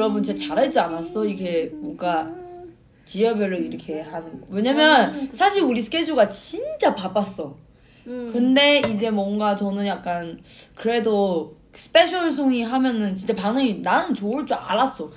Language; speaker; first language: Korean; non-native, fluent; Chinese